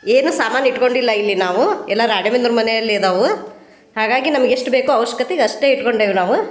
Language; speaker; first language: Kannada; non-native, local second language; Lambadi